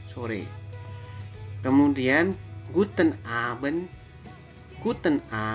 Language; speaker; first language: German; non-native, fluent; Indonesian